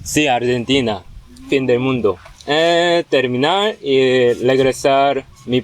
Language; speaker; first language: Spanish; non-native, learner; Korean